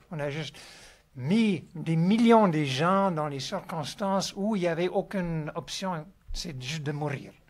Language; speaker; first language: French; non-native, fluent; English